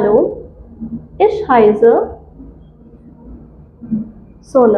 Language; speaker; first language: German; non-native, fluent; Hindi